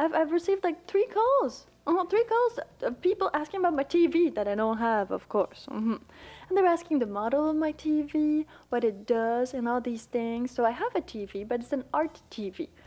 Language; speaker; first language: English; non-native, fluent; French